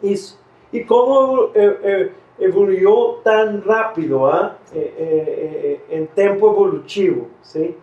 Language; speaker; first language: Portuguese; non-native, fluent; Spanish